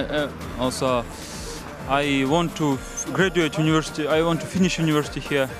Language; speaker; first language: English; non-native, learner; Kyrgyz